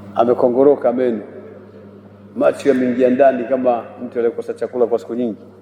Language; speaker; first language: Swahili; native; Swahili